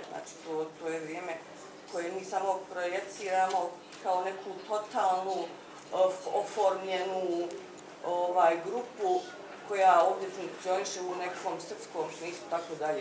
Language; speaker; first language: Bosnian; native; Bosnian